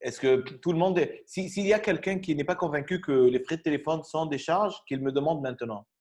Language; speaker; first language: French; non-native, fluent; Arabic